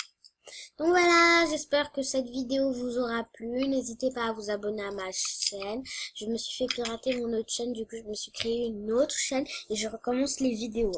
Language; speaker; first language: French; native; French